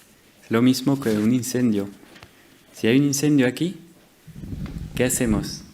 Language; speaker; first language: Spanish; non-native, fluent; French